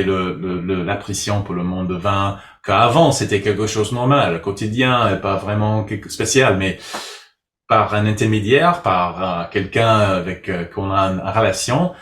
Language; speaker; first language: French; non-native, learner; English